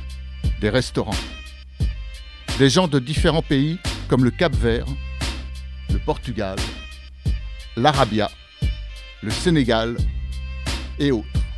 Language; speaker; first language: French; non-native, learner; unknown